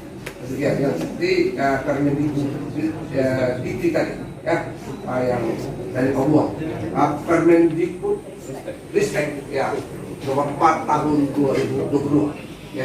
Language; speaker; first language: Indonesian; native; Indonesian